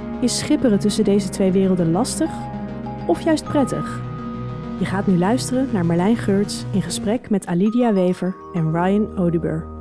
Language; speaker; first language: Dutch; native; Dutch